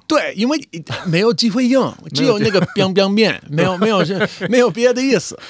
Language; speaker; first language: Chinese; non-native, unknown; English